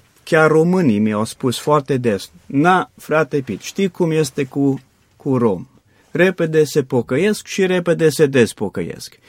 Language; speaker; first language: Romanian; non-native, fluent; English